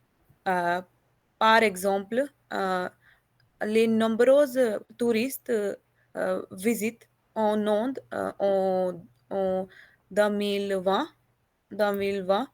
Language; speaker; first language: French; non-native, learner; Hindi